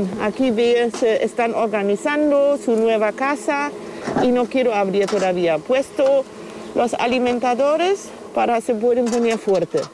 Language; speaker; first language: Spanish; non-native, fluent; German